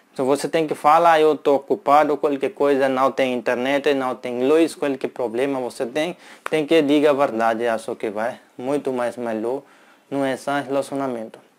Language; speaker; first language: Portuguese; non-native, learner; Hindi